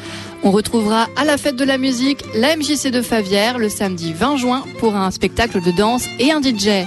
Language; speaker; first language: French; native; French